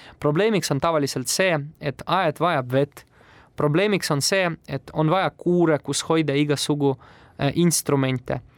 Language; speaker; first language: Estonian; non-native, local second language; Russian